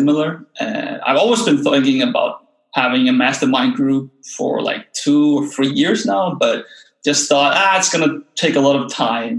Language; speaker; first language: English; non-native, fluent; Danish